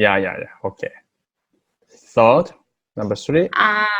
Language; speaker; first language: English; non-native, fluent; Korean